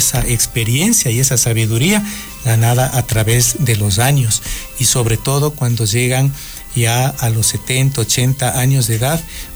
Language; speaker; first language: Spanish; native; Spanish